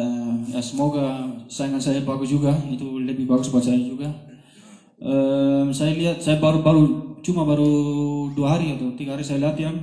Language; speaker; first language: Indonesian; non-native, fluent; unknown